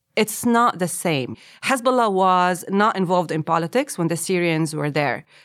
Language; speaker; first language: English; non-native, fluent; Arabic